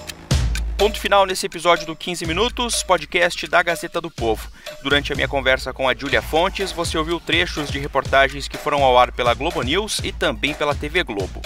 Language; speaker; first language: Portuguese; native; Portuguese